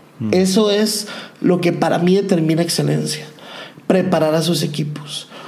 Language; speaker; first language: Spanish; native; Spanish